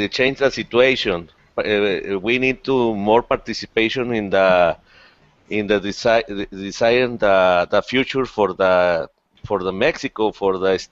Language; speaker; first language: English; non-native, learner; Spanish